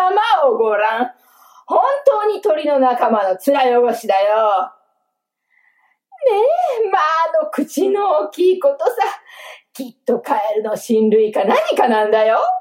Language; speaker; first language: Japanese; native; Japanese